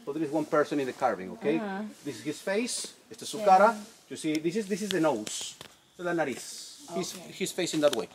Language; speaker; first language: English; non-native, learner; Spanish